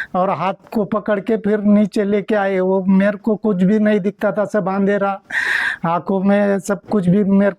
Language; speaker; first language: Hindi; non-native, local second language; Marathi